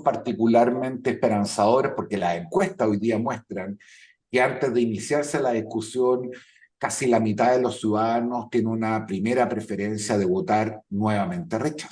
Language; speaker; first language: Spanish; native; Spanish